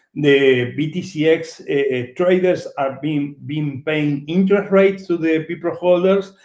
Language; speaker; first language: English; non-native, fluent; Spanish